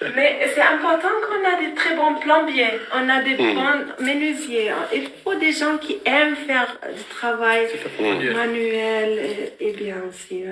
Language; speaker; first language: French; non-native, fluent; German